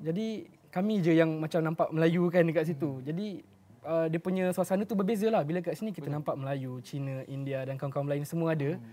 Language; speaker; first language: Malay; native; Malay